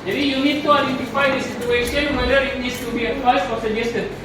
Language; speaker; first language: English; non-native, fluent; Indonesian